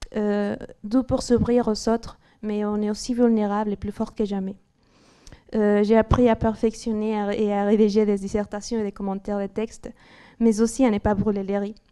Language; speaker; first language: French; non-native, fluent; Spanish